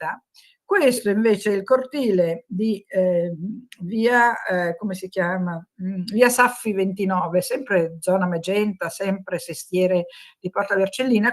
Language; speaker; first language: Italian; native; Italian